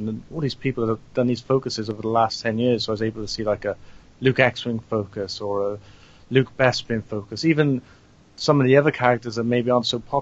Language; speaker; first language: English; native; English